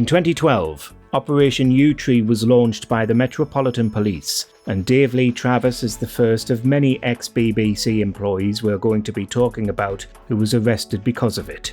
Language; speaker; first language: English; native; English